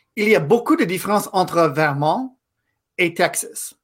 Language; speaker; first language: French; non-native, fluent; English